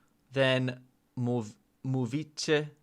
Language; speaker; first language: Polish; non-native, learner; English